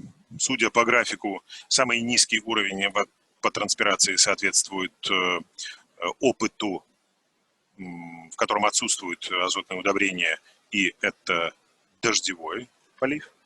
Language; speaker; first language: Russian; native; Russian